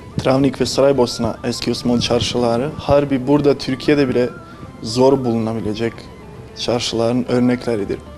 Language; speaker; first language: Turkish; non-native, fluent; Bosnian